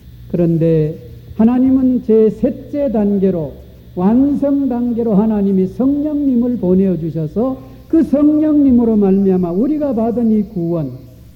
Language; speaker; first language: Korean; native; Korean